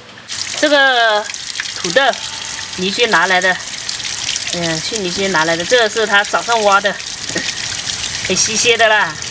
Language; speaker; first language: Chinese; native; Chinese